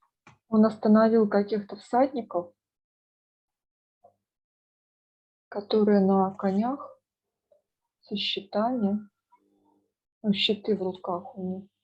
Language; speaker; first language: Russian; native; Russian